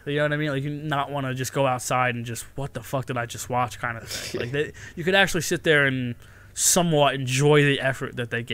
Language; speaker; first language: English; native; English